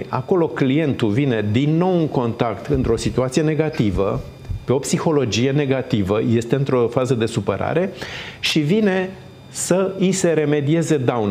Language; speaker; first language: Romanian; native; Romanian